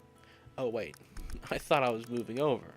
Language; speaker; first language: English; native; English